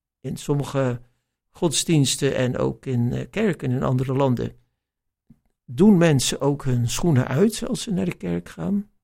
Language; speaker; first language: Dutch; native; Dutch